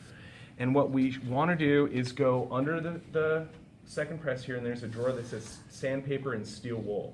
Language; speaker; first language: English; native; English